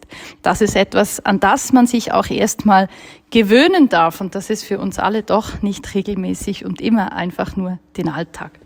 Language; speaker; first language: German; native; German